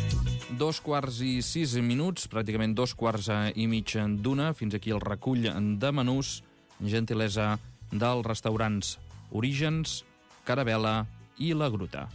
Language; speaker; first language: Catalan; native; Catalan